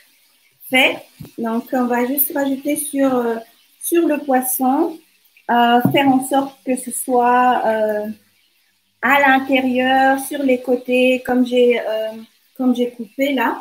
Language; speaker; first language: French; non-native, local second language; Lingala